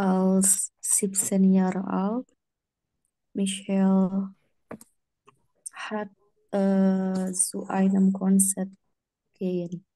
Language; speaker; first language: German; non-native, learner; Indonesian